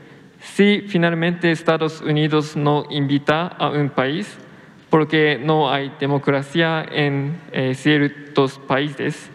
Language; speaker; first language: Spanish; non-native, fluent; Japanese